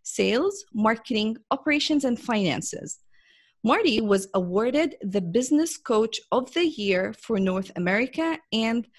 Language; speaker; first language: English; non-native, fluent; Arabic